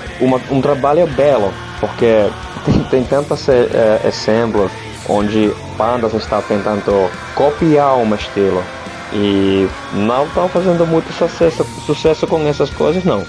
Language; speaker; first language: Portuguese; non-native, learner; Finnish